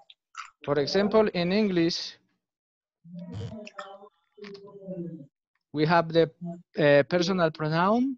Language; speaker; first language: English; non-native, fluent; Spanish